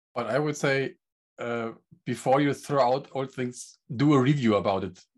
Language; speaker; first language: English; non-native, fluent; German